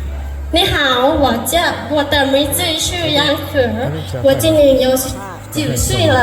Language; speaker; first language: Chinese; non-native, learner; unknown